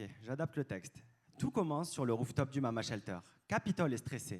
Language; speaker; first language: French; native; French